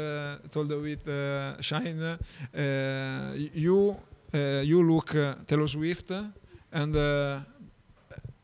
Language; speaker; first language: English; non-native, learner; Italian